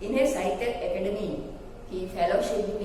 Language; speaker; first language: Hindi; non-native, local second language; Gujarati